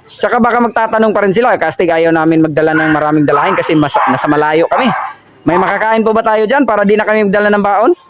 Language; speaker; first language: Filipino; non-native, local second language; Cebuano